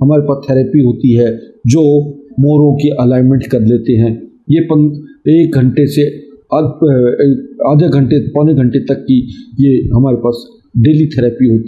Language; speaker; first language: Urdu; native; Urdu